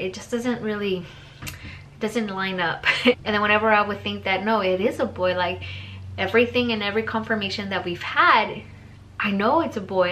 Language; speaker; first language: English; early bilingual, other home language; Spanish